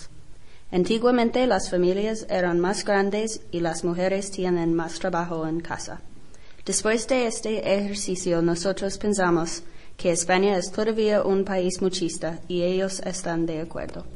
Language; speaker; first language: Spanish; non-native, learner; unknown